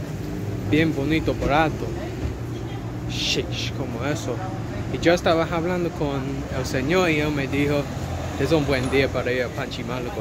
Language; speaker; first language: Spanish; non-native, learner; English